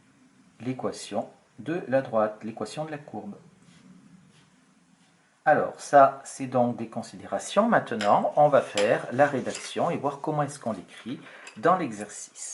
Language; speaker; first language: French; native; French